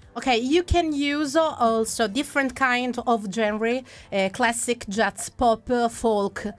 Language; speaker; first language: English; non-native, learner; Italian